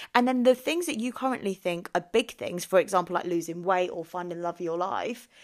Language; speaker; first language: English; native; English